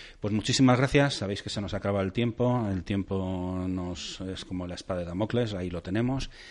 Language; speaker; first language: Spanish; native; Spanish